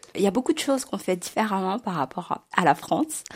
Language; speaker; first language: French; native; French